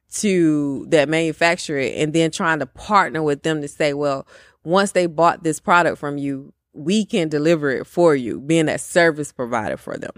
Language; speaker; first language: English; native; English